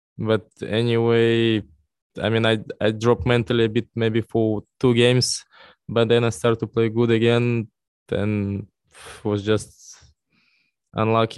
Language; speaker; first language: English; non-native, fluent; Russian